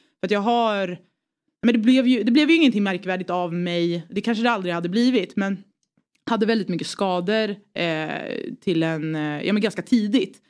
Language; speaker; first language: Swedish; early bilingual, other home language; Persian